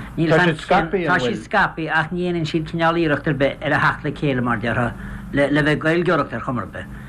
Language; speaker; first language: Irish; native; Irish